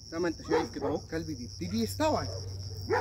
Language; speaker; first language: Arabic; native; Arabic